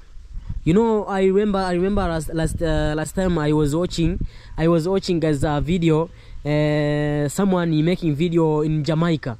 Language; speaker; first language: English; non-native, learner; Swahili